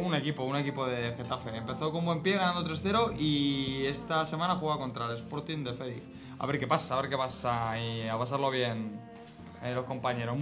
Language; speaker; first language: Spanish; native; Spanish